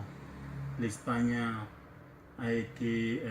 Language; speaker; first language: French; non-native, learner; Spanish